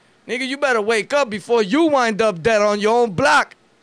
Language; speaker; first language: English; early bilingual, other home language; Spanish